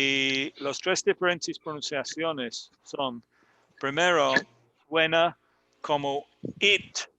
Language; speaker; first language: Spanish; non-native, fluent; English